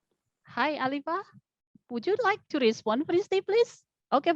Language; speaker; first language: English; non-native, fluent; Indonesian